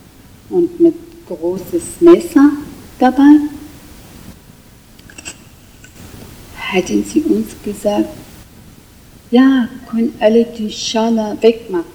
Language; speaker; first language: German; non-native, learner; Kurdish